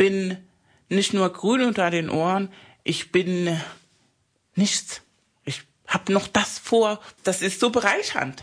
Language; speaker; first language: German; non-native, fluent; Spanish